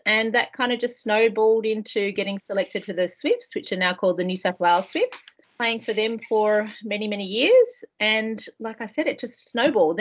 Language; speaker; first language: English; native; English